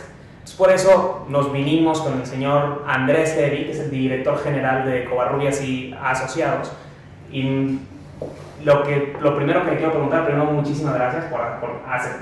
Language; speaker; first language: Spanish; native; Spanish